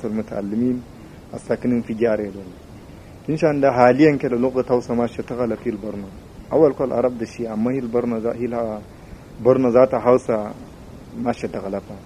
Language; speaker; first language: Arabic; native; Arabic